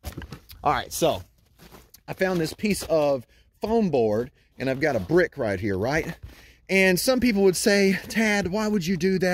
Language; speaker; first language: English; native; English